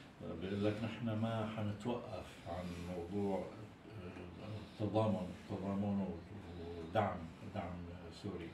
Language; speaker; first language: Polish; non-native, fluent; Arabic